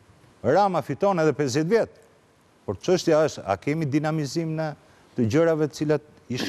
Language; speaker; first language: Albanian; native; Albanian